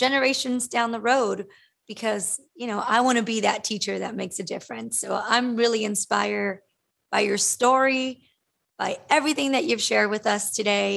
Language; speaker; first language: English; early bilingual, other home language; Spanish